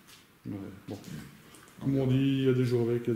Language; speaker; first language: French; native; French